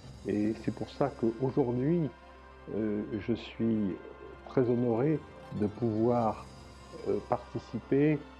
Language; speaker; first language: French; early bilingual, heritage; French